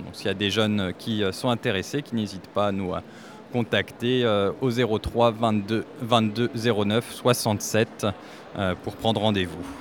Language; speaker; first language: French; native; French